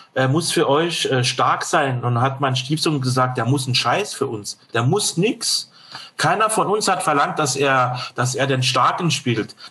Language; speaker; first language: German; non-native, fluent; French